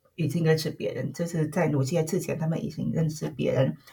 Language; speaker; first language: Chinese; non-native, fluent; Vietnamese